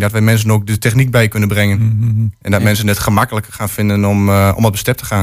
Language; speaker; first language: Dutch; native; Dutch